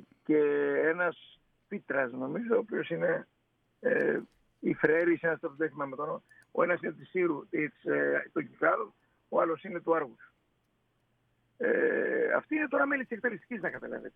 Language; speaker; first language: Greek; native; Greek